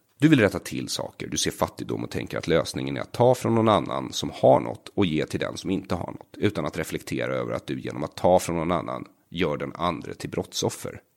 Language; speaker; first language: Swedish; native; Swedish